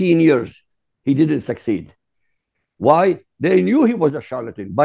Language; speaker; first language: English; non-native, fluent; Arabic